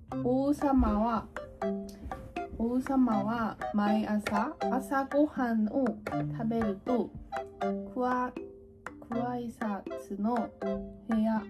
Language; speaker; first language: Japanese; non-native, learner; Korean